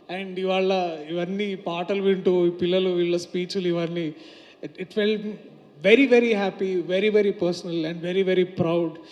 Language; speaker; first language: Telugu; native; Telugu